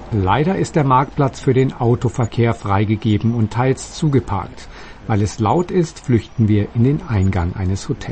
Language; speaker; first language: German; native; German